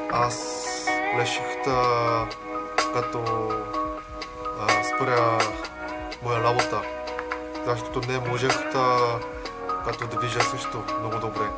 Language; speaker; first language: Bulgarian; non-native, learner; Korean